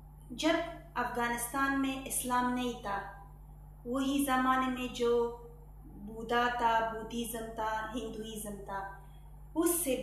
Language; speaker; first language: Hindi; non-native, fluent; Persian